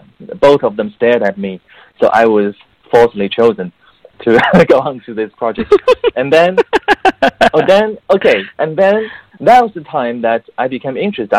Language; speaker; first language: English; non-native, fluent; Chinese